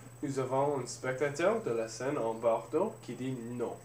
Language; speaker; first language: French; non-native, learner; English